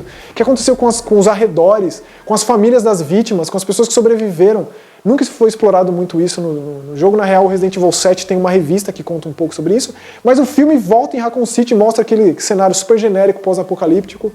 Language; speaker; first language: Portuguese; native; Portuguese